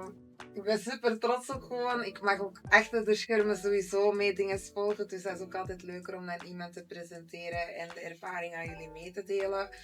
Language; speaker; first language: Dutch; native; Dutch